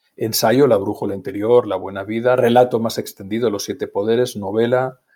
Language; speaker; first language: Spanish; native; Spanish